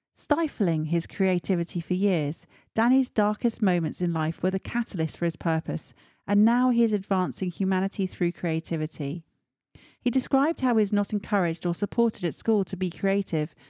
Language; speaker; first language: English; native; English